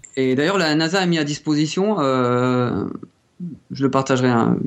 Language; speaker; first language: French; native; French